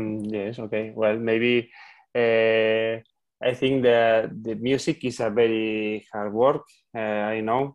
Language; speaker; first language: English; non-native, learner; Spanish